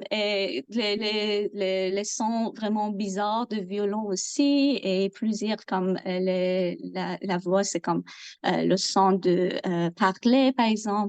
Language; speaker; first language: French; non-native, learner; Persian